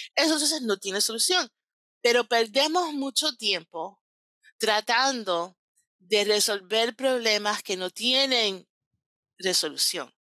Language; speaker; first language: Spanish; early bilingual, heritage; Spanish